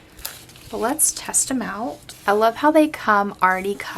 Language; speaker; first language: English; native; English